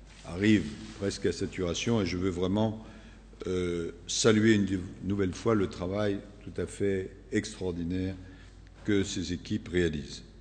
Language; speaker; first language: French; native; French